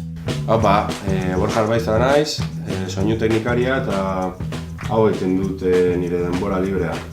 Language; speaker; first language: Basque; non-native, local second language; Spanish